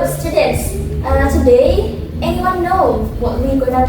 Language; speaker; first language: English; non-native, learner; Indonesian